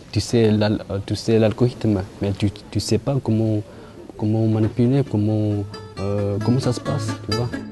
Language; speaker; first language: French; non-native, learner; Chinese